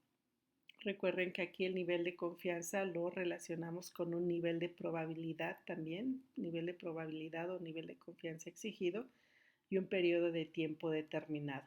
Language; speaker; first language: Spanish; native; Spanish